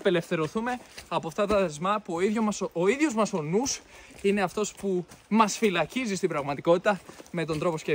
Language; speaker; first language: Greek; native; Greek